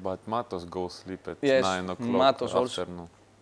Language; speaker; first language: English; non-native, fluent; Russian